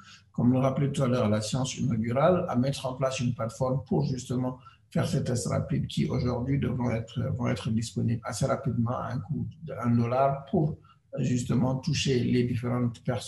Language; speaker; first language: French; non-native, local second language; Wolof